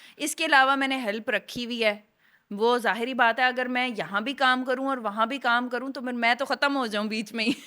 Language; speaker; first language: Urdu; non-native, local second language; Saraiki